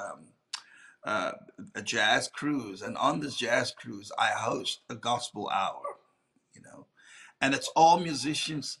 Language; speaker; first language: English; non-native, local second language; Afrikaans